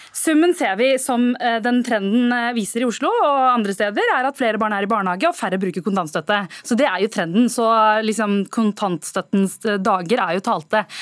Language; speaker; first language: Norwegian; early bilingual, other home language; Tamil